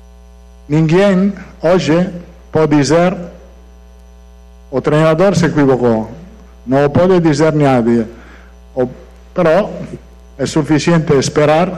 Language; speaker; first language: Portuguese; non-native, fluent; Italian